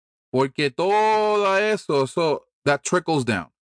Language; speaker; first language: English; early bilingual, other home language; Spanish